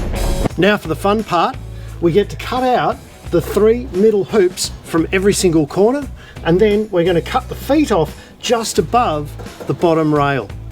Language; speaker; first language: English; native; English